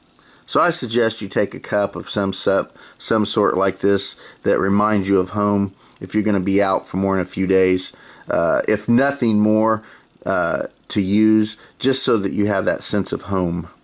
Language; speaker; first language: English; native; English